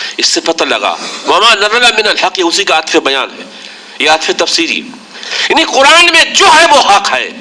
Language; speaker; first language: Urdu; native; Urdu